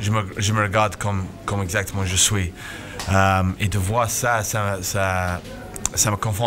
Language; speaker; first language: French; non-native, fluent; English